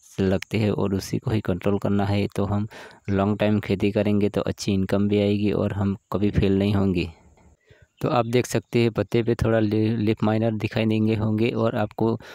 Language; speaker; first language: Hindi; non-native, local second language; Gujarati